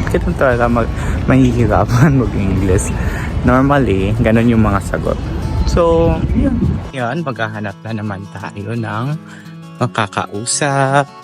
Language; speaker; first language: Filipino; non-native, local second language; Cebuano